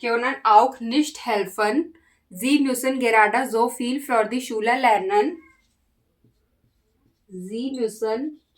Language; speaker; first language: German; non-native, learner; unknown